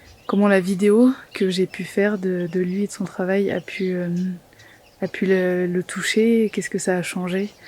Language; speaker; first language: French; native; French